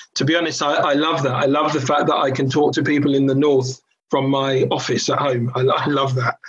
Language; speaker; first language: English; native; English